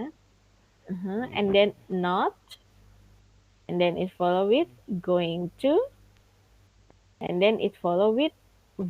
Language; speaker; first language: English; non-native, fluent; Indonesian